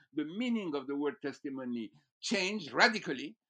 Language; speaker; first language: English; non-native, fluent; French